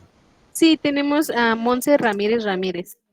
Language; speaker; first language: Spanish; native; Spanish